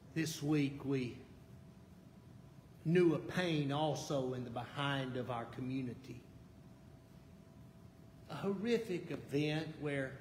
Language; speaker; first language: English; native; English